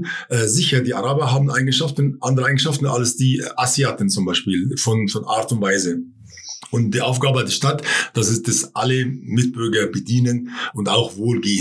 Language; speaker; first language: German; non-native, fluent; Arabic